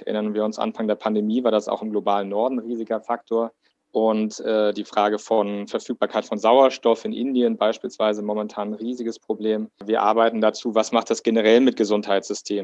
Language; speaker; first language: German; native; German